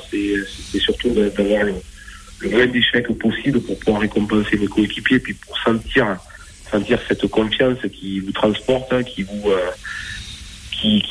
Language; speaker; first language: French; native; French